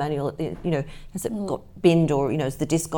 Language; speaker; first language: English; native; English